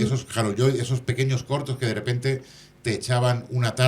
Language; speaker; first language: Spanish; native; Spanish